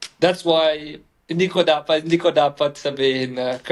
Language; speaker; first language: Filipino; non-native, fluent; English